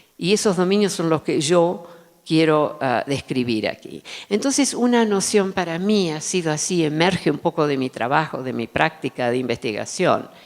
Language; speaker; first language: Spanish; early bilingual, other home language; Dutch